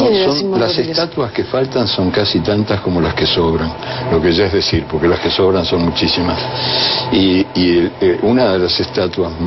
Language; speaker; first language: Spanish; native; Spanish